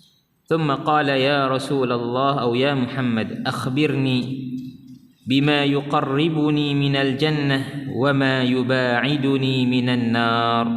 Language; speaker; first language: Arabic; non-native, fluent; Malay